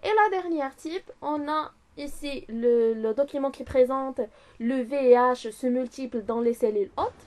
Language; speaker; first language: French; non-native, local second language; Arabic